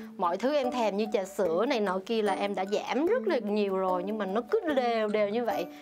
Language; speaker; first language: Vietnamese; native; Vietnamese